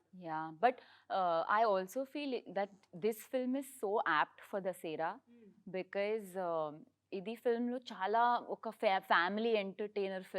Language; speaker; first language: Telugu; early bilingual, heritage; Telugu